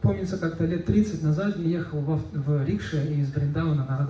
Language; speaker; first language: Russian; native; Russian